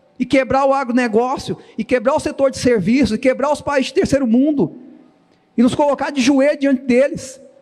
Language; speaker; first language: Portuguese; native; Portuguese